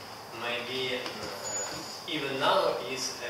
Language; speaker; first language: English; non-native, learner; Russian